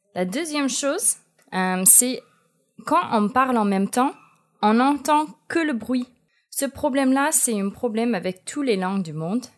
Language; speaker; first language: French; non-native, fluent; English